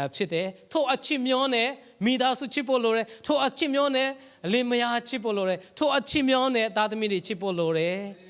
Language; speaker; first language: Burmese; non-native, local second language; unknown